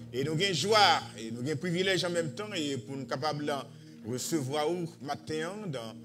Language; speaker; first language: French; non-native, local second language; Haitian Creole